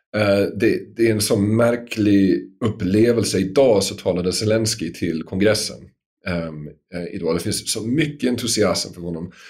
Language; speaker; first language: Swedish; non-native, fluent; English